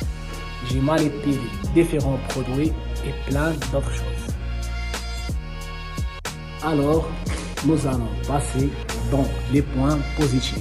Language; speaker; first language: French; non-native, learner; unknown